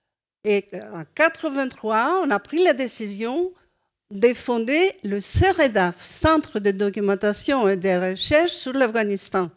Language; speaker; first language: French; non-native, fluent; Greek